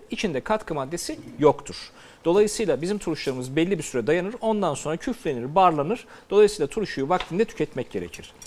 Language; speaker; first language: Turkish; native; Turkish